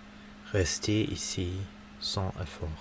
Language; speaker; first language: French; non-native, learner; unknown